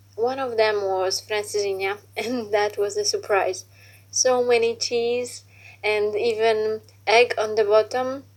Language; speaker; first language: English; non-native, fluent; Polish